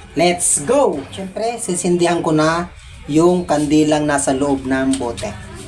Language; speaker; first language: Filipino; native; Filipino